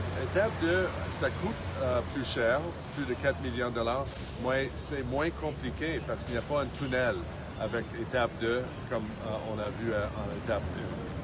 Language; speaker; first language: French; non-native, fluent; English